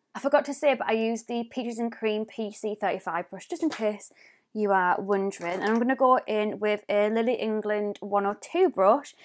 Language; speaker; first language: English; native; English